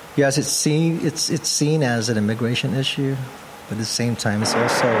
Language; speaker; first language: English; non-native, local second language; Pampanga